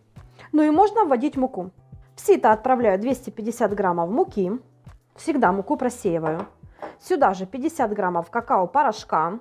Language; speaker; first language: Russian; native; Russian